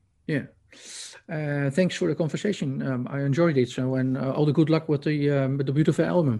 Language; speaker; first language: English; non-native, fluent; Dutch